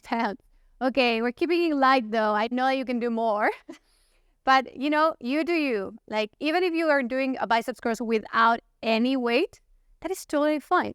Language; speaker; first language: English; non-native, fluent; Italian